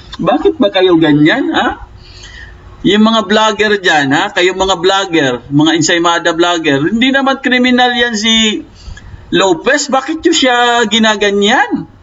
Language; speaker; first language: Filipino; non-native, local second language; Cebuano